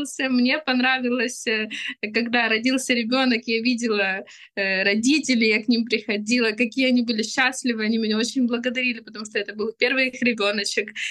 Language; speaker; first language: Russian; native; Russian